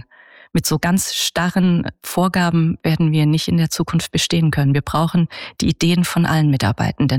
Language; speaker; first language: German; native; German